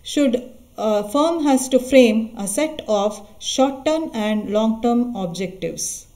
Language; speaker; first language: English; non-native, local second language; Kannada